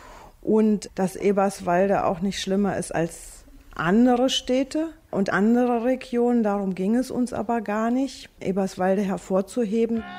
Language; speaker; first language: German; native; German